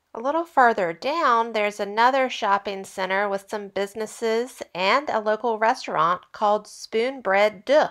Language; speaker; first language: English; native; English